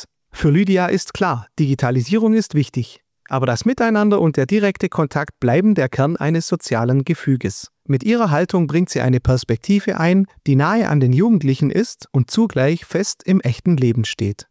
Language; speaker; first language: German; native; German